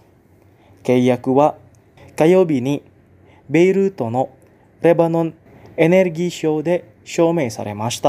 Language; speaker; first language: Japanese; non-native, fluent; Indonesian